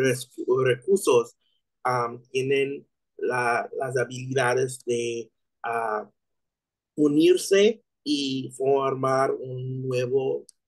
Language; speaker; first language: Spanish; non-native, learner; English